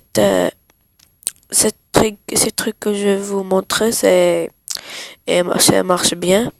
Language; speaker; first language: French; non-native, learner; Arabic